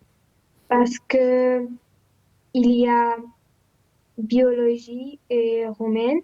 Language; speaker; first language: French; non-native, learner; Romanian